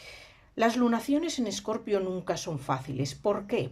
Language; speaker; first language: Spanish; native; Spanish